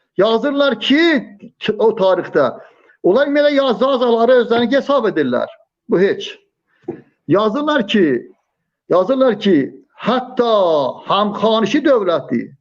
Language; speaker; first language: Azerbaijani; non-native, local second language; Talysh